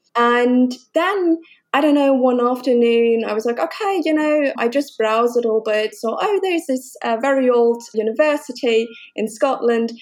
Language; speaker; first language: English; non-native, fluent; German